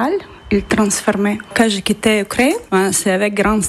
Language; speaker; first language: French; non-native, learner; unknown